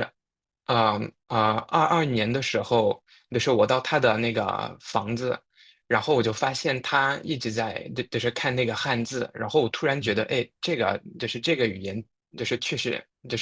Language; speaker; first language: Chinese; non-native, fluent; French